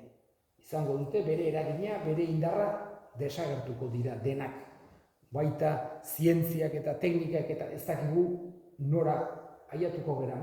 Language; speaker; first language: Basque; native; Basque